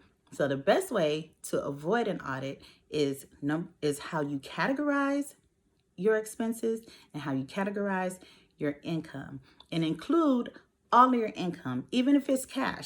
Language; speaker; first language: English; native; English